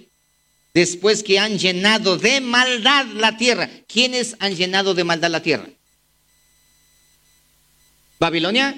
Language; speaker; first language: Spanish; native; Spanish